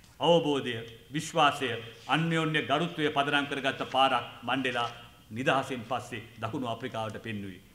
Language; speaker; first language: Sinhala; non-native, local second language; Tamil